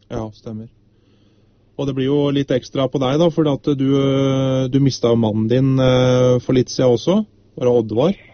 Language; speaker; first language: Norwegian; native; Norwegian